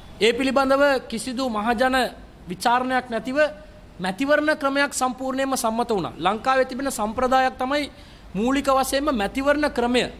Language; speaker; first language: Sinhala; non-native, local second language; Tamil